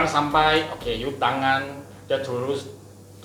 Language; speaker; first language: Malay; non-native, local second language; Chinese